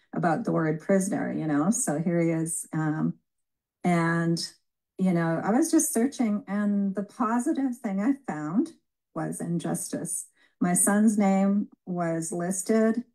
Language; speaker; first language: English; native; English